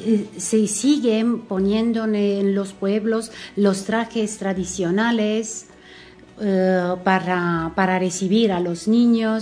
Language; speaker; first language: Spanish; non-native, fluent; Romanian